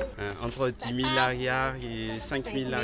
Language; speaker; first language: French; non-native, local second language; Malagasy